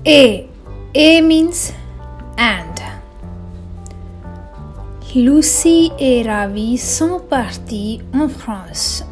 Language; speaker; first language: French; non-native, fluent; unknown